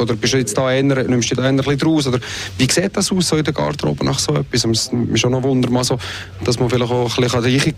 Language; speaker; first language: German; native; German